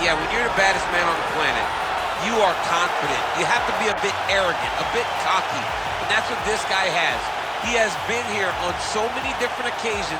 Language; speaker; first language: English; native; English